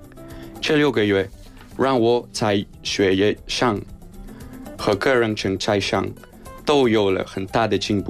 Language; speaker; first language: Chinese; non-native, learner; Spanish